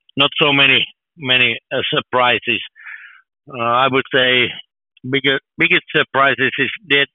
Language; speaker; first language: English; non-native, fluent; Finnish